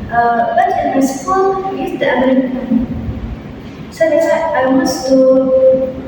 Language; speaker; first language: English; non-native, learner; Indonesian